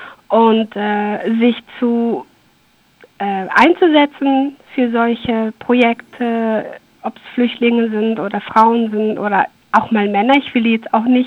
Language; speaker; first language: German; early bilingual, other home language; Persian